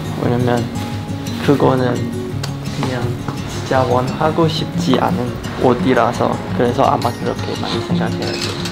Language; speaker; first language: Korean; non-native, fluent; Chinese